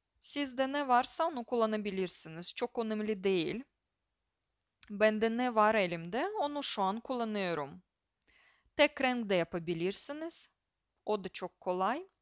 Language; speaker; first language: Turkish; non-native, fluent; Russian